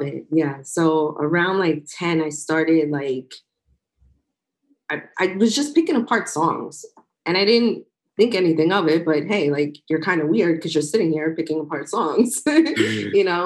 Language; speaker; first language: English; native; English